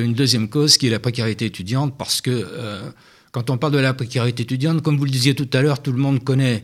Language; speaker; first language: French; native; French